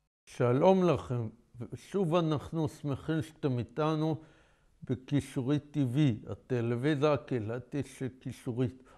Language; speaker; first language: Hebrew; native; Hebrew